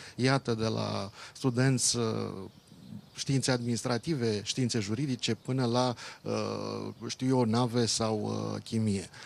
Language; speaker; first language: Romanian; native; Romanian